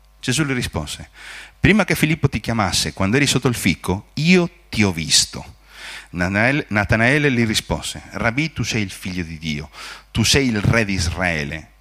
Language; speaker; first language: Italian; non-native, fluent; Spanish